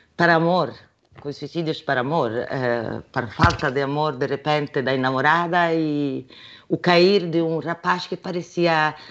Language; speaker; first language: Portuguese; non-native, fluent; Italian